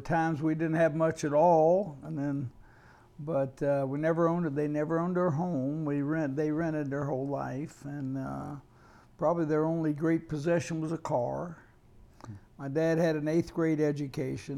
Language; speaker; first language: English; native; English